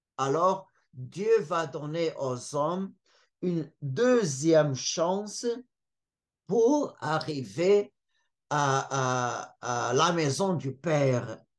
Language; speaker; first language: French; non-native, fluent; Portuguese